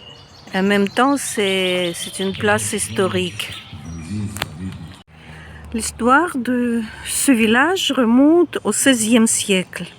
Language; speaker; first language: French; non-native, fluent; Russian